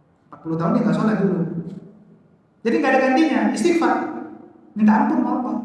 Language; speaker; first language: Indonesian; native; Indonesian